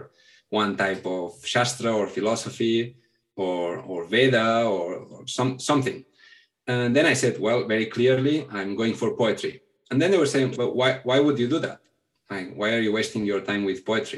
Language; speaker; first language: English; non-native, fluent; Catalan